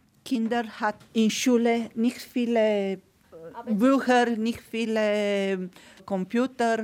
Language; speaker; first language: German; non-native, learner; Romanian